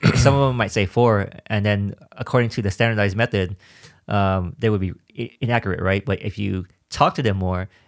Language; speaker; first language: English; native; English